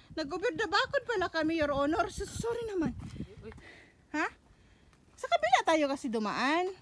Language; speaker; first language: Filipino; non-native, local second language; Cebuano